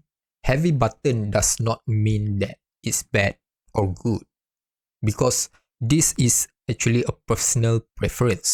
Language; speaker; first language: English; non-native, fluent; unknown